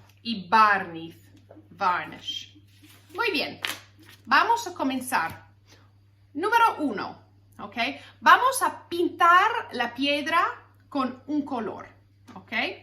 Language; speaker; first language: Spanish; non-native, learner; English